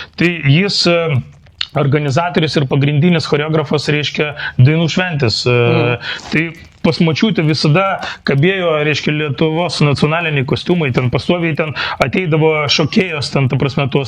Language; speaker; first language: Lithuanian; non-native, local second language; Russian